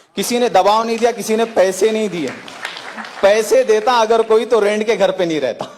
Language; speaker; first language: Hindi; native; Hindi